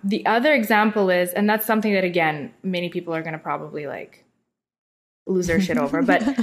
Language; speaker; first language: English; non-native, fluent; Russian